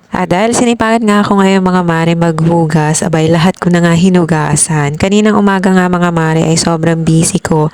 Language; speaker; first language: Filipino; non-native, local second language; Bikol